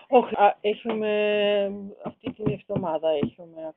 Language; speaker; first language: Greek; non-native, learner; German